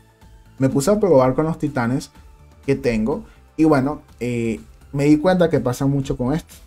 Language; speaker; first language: Spanish; native; Spanish